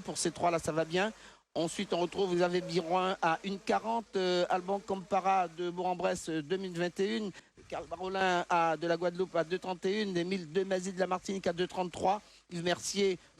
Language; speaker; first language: French; native; French